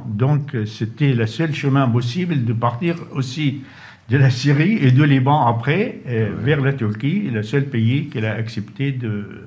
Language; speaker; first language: French; non-native, fluent; Arabic